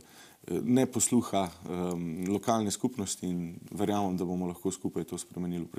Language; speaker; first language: Slovenian; native; Slovenian